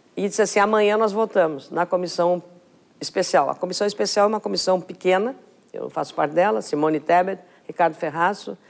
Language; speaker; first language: Portuguese; native; Portuguese